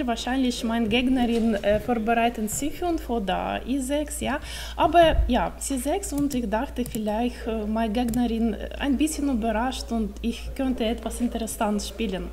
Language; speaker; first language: German; non-native, learner; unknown